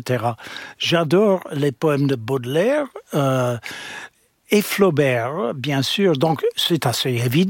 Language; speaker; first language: French; non-native, fluent; English